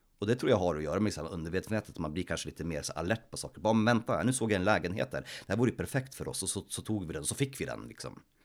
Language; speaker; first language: Swedish; early bilingual, other home language; Polish